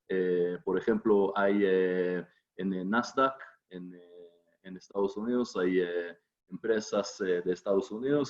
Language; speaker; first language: Spanish; non-native, fluent; Hebrew